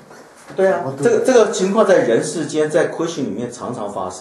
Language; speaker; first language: Chinese; native; Chinese